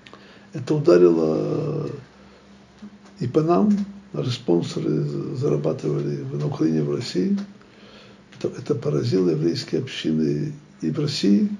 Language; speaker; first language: Russian; native; Russian